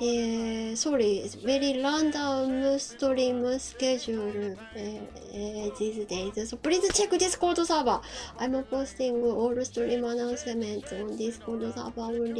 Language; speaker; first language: English; non-native, learner; Japanese